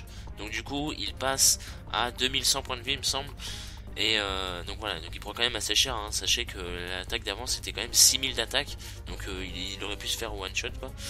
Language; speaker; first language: French; native; French